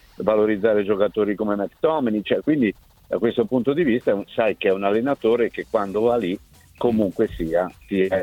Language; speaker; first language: Italian; native; Italian